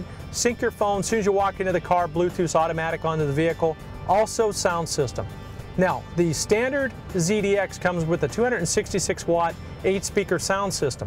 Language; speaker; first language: English; native; English